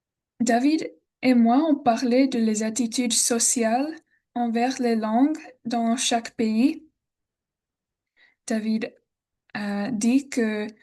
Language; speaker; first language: French; non-native, learner; English